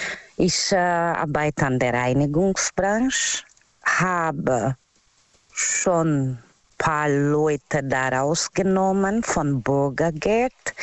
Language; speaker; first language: German; non-native, fluent; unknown